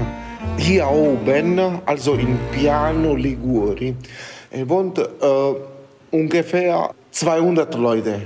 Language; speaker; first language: German; non-native, learner; Italian